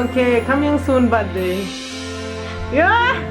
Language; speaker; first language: English; non-native, learner; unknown